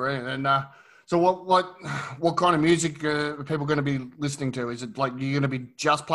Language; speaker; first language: English; native; English